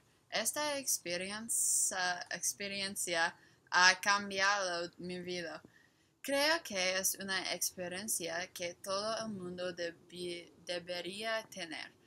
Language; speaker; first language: Spanish; non-native, learner; English